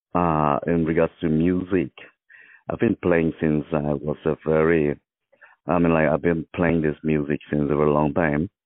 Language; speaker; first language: English; non-native, local second language; Mizo